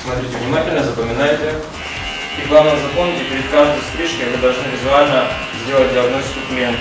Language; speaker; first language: Russian; native; Russian